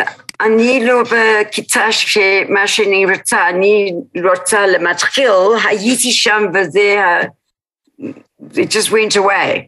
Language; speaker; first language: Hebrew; non-native, learner; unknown